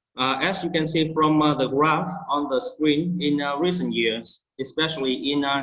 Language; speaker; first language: English; non-native, fluent; Vietnamese